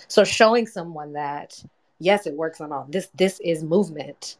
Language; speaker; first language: English; native; English